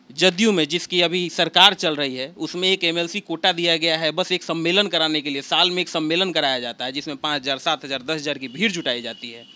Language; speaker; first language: Hindi; native; Hindi